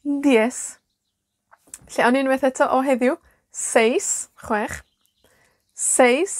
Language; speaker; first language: Welsh; native; Welsh